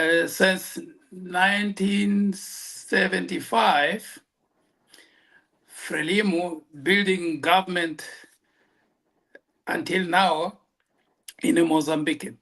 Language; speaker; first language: English; non-native, local second language; Portuguese